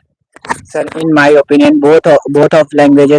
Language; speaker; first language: English; non-native, learner; Hindi